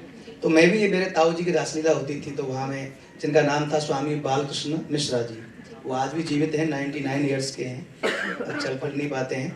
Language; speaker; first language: Hindi; native; Hindi